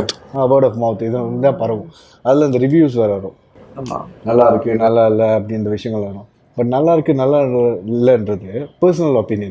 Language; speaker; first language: Tamil; native; Tamil